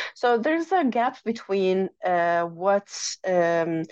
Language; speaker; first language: English; non-native, fluent; Italian